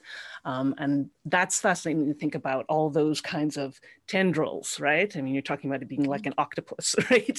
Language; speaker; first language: English; native; English